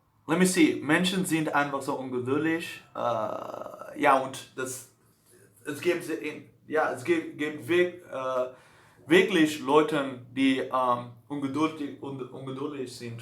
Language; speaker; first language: German; non-native, learner; Dutch